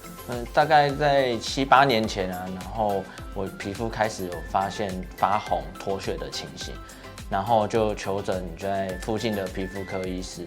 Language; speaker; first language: Chinese; native; Chinese